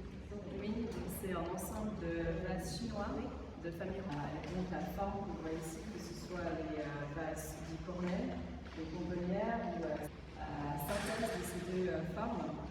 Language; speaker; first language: French; native; French